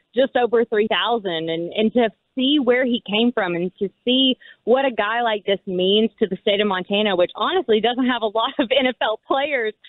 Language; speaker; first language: English; native; English